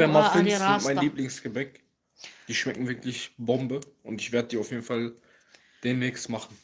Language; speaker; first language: German; early bilingual, other home language; Kurdish